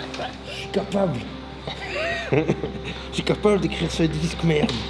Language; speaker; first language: French; native; French